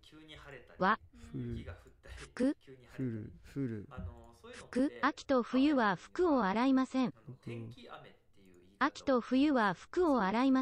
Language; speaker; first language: Japanese; non-native, learner; English